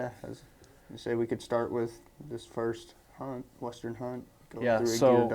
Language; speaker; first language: English; native; English